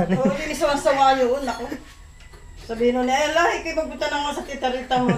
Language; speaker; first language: Filipino; native; Filipino